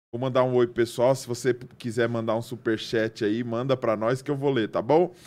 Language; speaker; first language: Portuguese; native; Portuguese